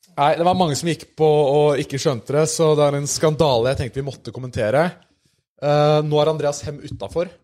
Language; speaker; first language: Norwegian; native; Norwegian